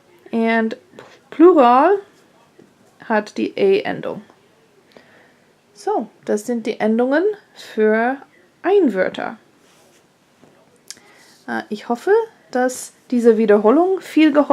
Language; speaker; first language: German; non-native, fluent; English